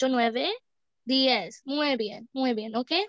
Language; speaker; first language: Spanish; non-native, fluent; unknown